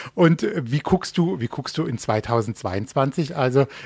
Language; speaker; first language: German; non-native, fluent; English